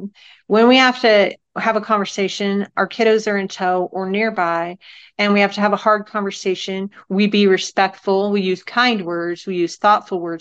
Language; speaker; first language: English; native; English